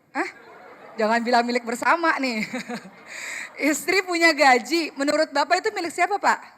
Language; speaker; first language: Indonesian; native; Indonesian